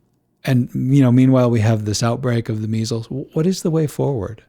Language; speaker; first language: English; native; English